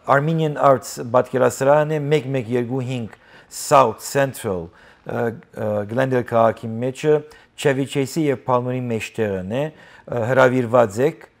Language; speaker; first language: Armenian; native; Armenian